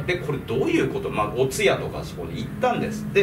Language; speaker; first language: Japanese; native; Japanese